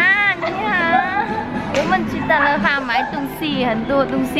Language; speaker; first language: Chinese; non-native, learner; Vietnamese